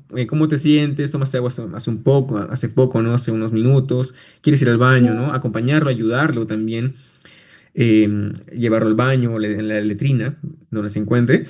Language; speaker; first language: Spanish; native; Spanish